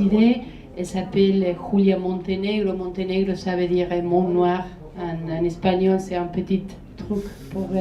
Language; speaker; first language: French; non-native, fluent; Spanish